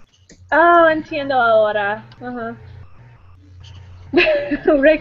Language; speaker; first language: Spanish; non-native, learner; English